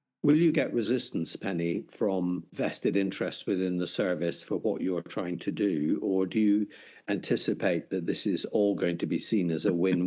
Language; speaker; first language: English; native; English